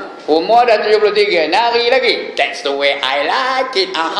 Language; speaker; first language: English; non-native, local second language; Malay